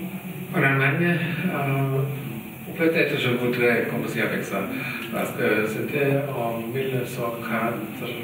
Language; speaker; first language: French; non-native, learner; German